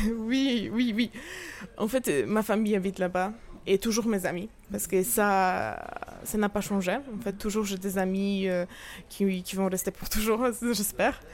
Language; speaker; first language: French; non-native, fluent; Polish